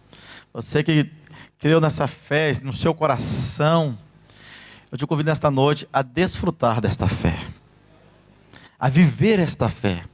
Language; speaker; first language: Portuguese; native; Portuguese